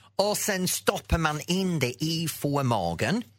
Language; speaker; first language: Swedish; non-native, fluent; English